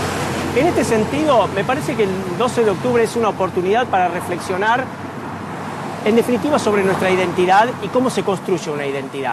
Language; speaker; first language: Spanish; native; Spanish